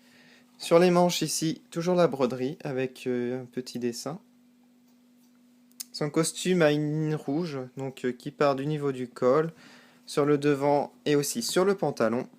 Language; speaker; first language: French; native; French